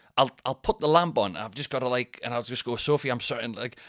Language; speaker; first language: English; native; English